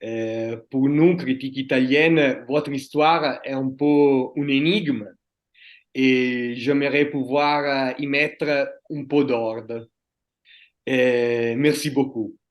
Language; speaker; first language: French; non-native, fluent; Italian